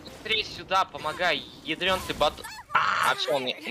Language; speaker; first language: Russian; native; Russian